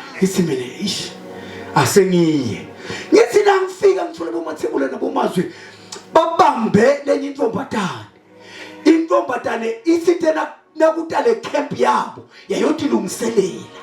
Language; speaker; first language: Zulu; non-native, local second language; Swati